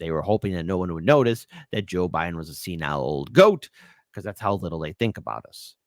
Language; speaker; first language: English; native; English